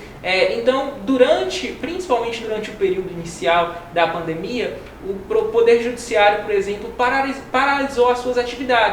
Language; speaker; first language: Portuguese; native; Portuguese